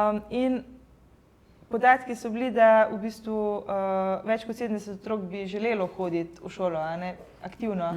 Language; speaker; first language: Slovenian; native; Slovenian